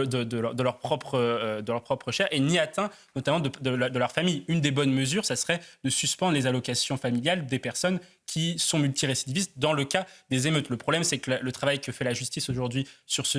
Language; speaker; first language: French; native; French